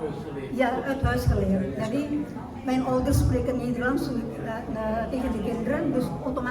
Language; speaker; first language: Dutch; early bilingual, heritage; Indonesian